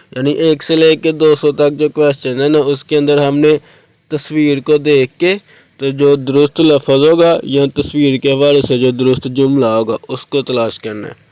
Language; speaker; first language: Urdu; non-native, local second language; Punjabi